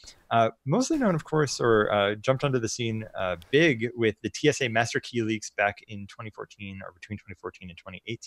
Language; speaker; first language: English; native; English